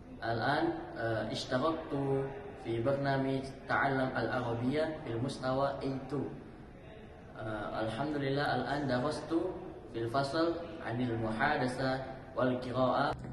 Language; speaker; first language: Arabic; non-native, learner; Indonesian